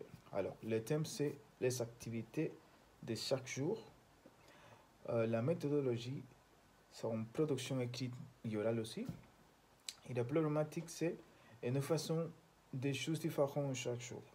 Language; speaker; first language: French; non-native, learner; Spanish